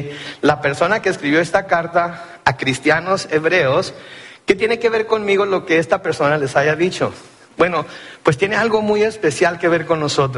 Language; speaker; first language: Spanish; early bilingual, heritage; Spanish